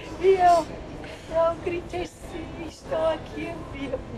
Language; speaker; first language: Portuguese; non-native, learner; English